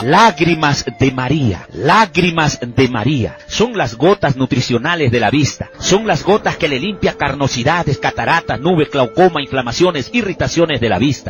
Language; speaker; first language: Spanish; native; Spanish